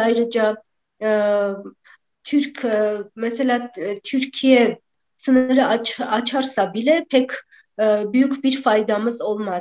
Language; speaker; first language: Turkish; non-native, fluent; Armenian